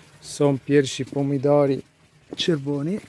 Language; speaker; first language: Polish; non-native, learner; Italian